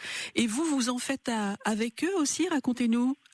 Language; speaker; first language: French; native; French